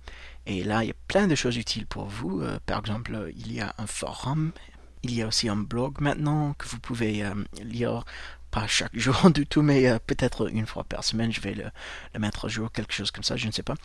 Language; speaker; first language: French; non-native, fluent; English